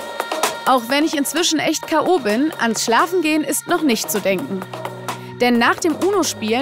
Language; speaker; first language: German; native; German